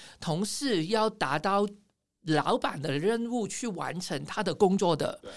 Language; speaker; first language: Chinese; non-native, local second language; Cantonese